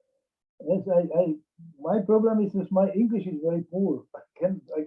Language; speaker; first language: English; non-native, learner; Czech